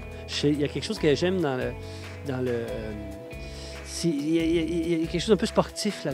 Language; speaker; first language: French; native; French